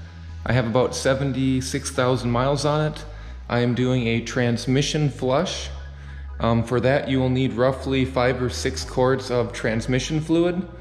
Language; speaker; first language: English; native; English